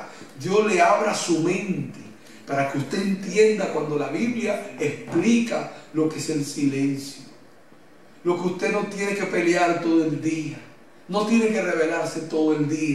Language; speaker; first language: Spanish; native; Spanish